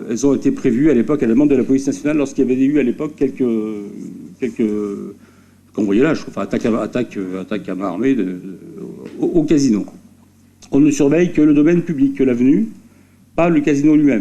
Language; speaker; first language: French; native; French